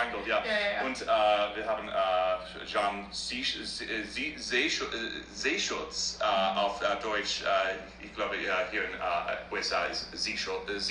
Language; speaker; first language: German; non-native, learner; English